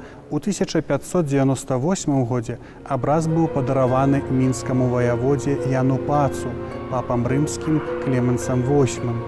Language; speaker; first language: Belarusian; native; Belarusian